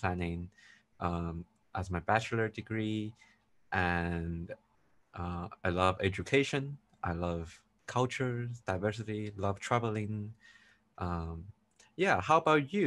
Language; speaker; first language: English; non-native, fluent; Chinese